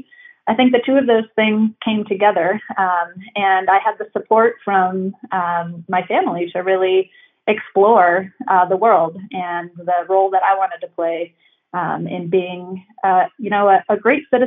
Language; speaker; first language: English; native; English